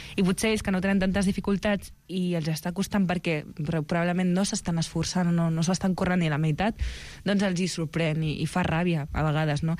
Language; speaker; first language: Catalan; early bilingual, other home language; Arabic